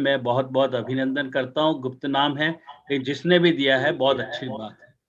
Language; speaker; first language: Hindi; native; Hindi